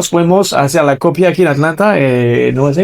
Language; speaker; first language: Spanish; non-native, fluent; French